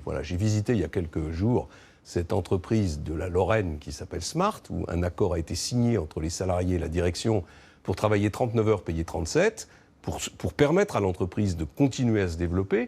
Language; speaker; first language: French; native; French